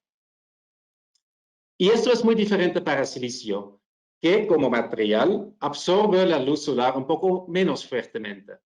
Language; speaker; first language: Spanish; non-native, fluent; Dutch